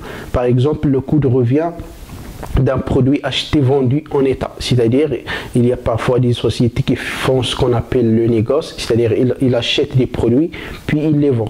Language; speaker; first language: French; non-native, local second language; Arabic